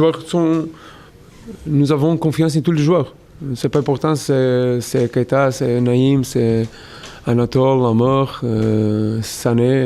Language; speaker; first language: French; non-native, learner; Portuguese